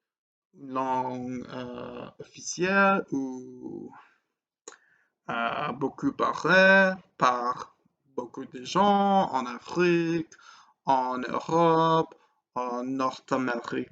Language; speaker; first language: French; non-native, learner; English